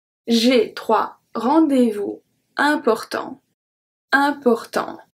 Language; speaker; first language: French; native; French